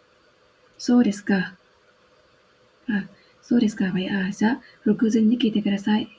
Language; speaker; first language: Japanese; non-native, learner; Vietnamese